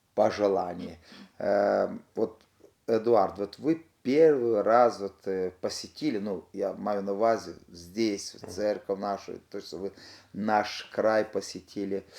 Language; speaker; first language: Russian; non-native, local second language; Ukrainian